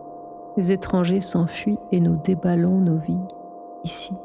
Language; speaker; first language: French; native; French